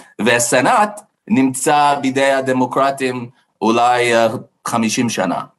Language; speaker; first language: Hebrew; non-native, fluent; English